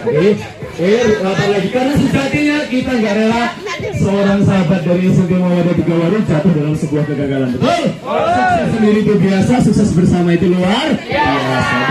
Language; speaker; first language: Indonesian; non-native, local second language; Javanese